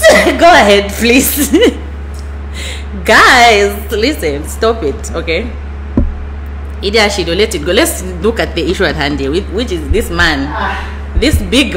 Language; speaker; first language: English; non-native, local second language; Bemba